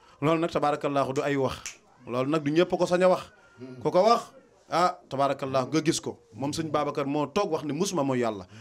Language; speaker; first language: Wolof; native; Wolof